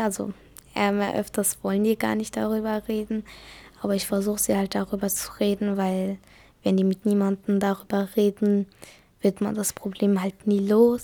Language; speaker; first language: German; early bilingual, other home language; Kurdish